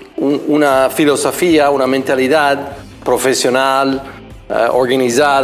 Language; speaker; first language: Spanish; non-native, fluent; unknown